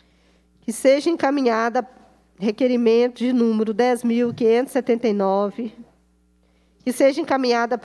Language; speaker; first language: Portuguese; native; Portuguese